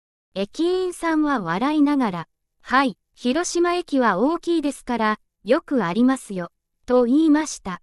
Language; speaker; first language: Japanese; non-native, fluent; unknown